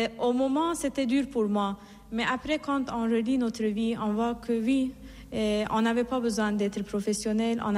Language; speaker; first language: French; non-native, fluent; Persian